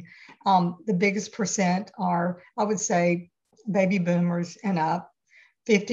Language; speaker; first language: English; native; English